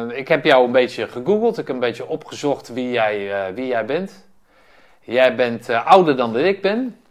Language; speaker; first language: Dutch; native; Dutch